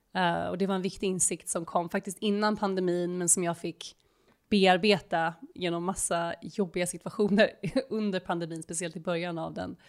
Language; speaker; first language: Swedish; native; Swedish